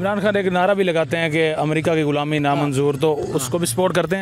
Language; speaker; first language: Urdu; native; Urdu